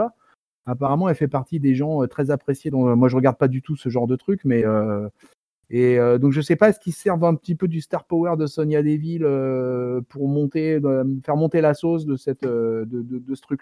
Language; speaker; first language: French; native; French